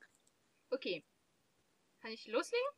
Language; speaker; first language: German; native; German